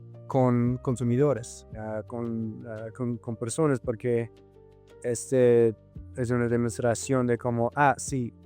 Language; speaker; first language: Spanish; non-native, fluent; English